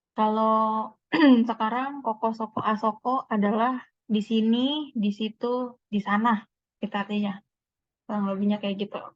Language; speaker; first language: Indonesian; native; Indonesian